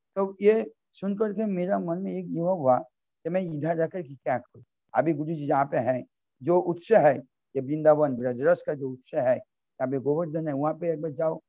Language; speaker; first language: Hindi; non-native, local second language; Bangla